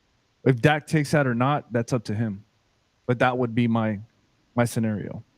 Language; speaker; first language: English; native; English